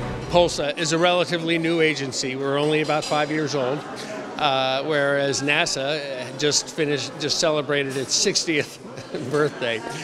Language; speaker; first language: English; native; English